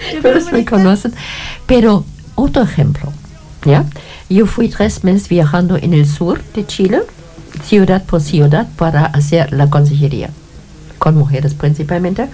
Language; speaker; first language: Spanish; non-native, fluent; German